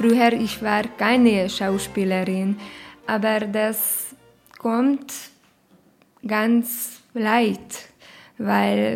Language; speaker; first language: German; non-native, learner; Romanian